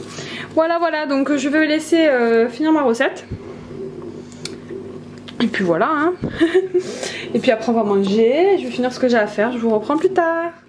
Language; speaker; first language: French; native; French